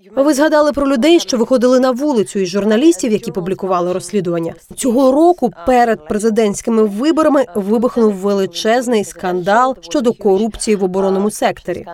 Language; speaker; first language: Ukrainian; native; Ukrainian